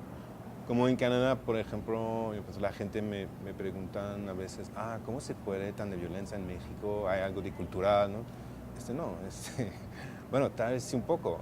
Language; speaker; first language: Spanish; non-native, fluent; French